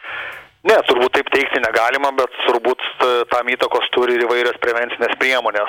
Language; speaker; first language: Lithuanian; native; Lithuanian